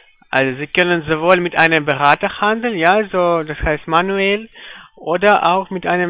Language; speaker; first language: German; non-native, fluent; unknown